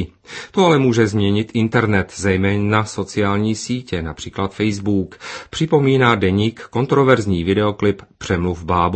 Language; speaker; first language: Czech; native; Czech